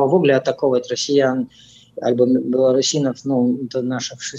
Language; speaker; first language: Polish; non-native, fluent; Russian